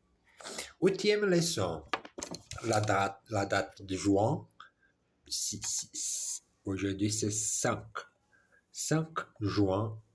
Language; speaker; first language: French; non-native, learner; Portuguese